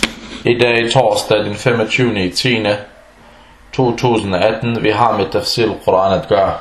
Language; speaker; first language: Danish; non-native, local second language; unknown